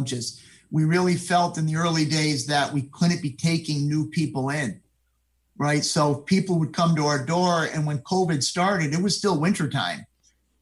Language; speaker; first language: English; native; English